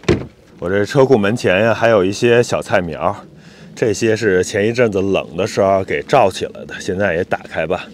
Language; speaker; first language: Chinese; native; Chinese